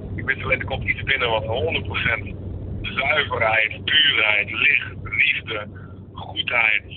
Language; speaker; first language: Dutch; early bilingual, other home language; Indonesian